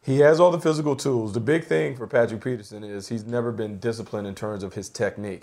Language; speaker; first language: English; native; English